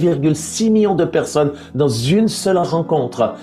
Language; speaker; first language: French; native; French